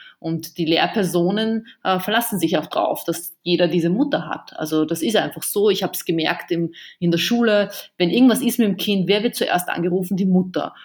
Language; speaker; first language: German; early bilingual, other home language; Bosnian